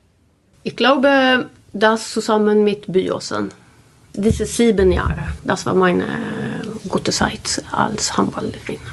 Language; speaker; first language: German; non-native, learner; Swedish